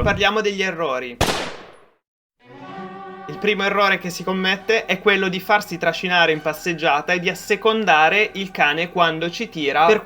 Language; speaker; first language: Italian; native; Italian